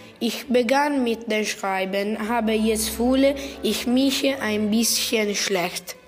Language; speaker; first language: German; non-native, learner; Italian